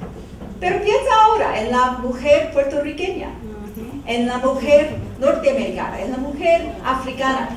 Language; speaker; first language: Spanish; non-native, learner; English